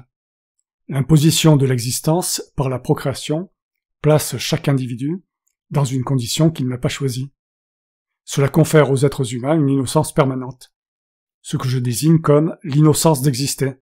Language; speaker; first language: French; native; French